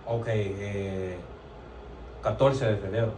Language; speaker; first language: Spanish; non-native, learner; English